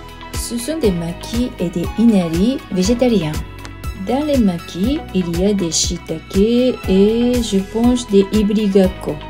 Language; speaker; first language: French; non-native, fluent; Japanese